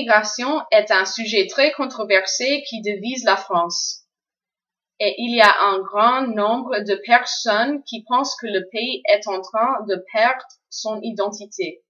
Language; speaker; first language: French; non-native, fluent; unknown